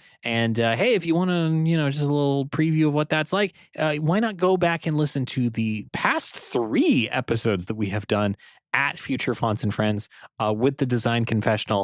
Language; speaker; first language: English; native; English